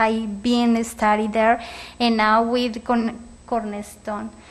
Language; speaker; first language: English; non-native, learner; Spanish